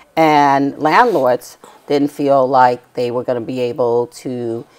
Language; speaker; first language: English; native; English